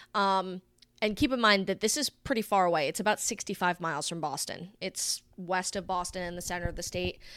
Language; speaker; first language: English; native; English